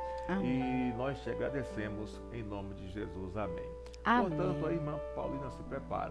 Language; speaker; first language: Portuguese; native; Portuguese